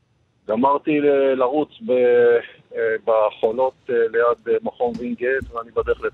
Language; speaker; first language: Hebrew; native; Hebrew